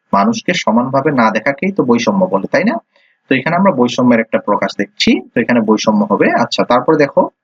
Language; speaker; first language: Bangla; native; Bangla